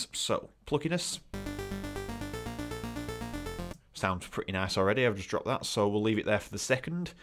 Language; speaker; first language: English; native; English